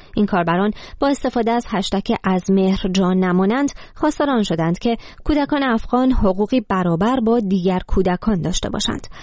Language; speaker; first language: Persian; native; Persian